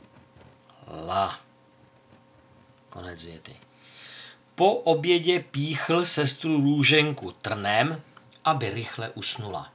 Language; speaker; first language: Czech; native; Czech